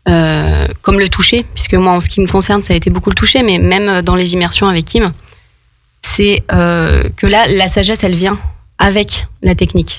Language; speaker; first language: French; native; French